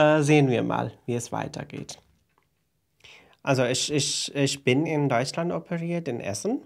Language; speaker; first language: German; non-native, fluent; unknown